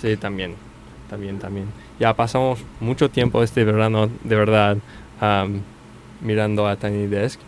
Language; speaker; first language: Spanish; non-native, learner; English